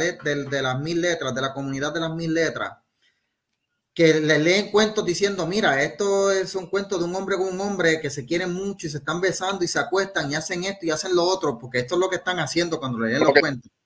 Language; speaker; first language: Spanish; native; Spanish